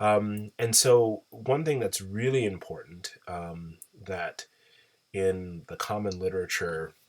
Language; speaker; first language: English; native; English